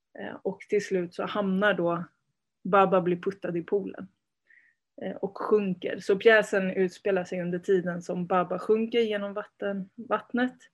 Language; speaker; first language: Swedish; early bilingual, other home language; Spanish